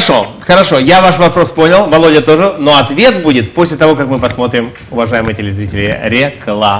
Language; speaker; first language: Russian; native; Russian